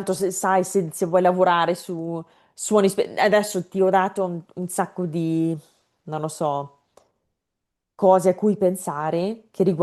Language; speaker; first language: Italian; non-native, fluent; English